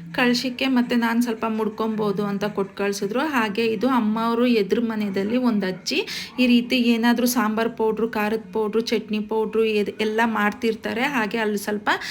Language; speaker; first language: Kannada; native; Kannada